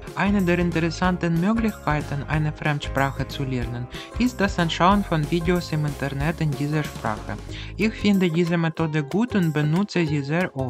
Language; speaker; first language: German; non-native, learner; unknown